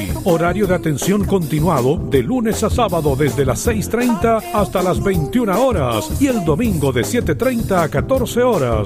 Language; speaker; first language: Spanish; native; Spanish